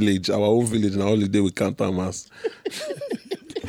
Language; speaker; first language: English; non-native, local second language; Igbo